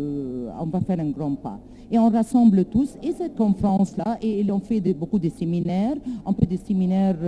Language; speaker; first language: French; non-native, learner; Arabic